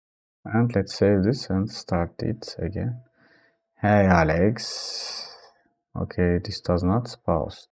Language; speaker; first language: English; non-native, fluent; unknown